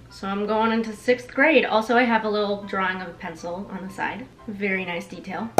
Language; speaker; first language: English; native; English